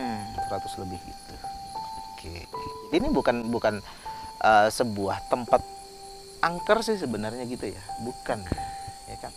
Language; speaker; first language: Indonesian; native; Indonesian